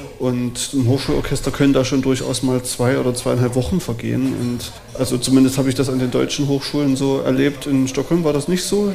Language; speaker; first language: German; native; German